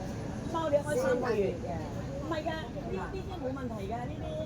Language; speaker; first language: Cantonese; native; Cantonese